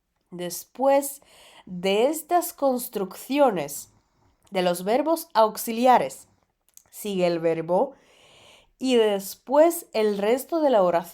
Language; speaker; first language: Spanish; non-native, fluent; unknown